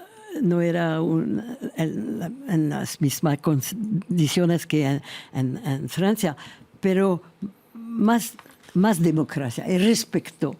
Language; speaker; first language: Spanish; non-native, fluent; French